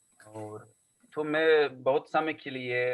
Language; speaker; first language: Hindi; non-native, learner; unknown